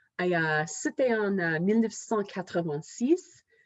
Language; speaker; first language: French; non-native, fluent; English